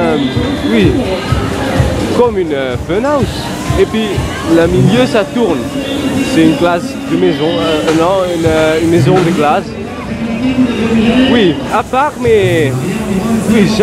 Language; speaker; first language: French; non-native, learner; Dutch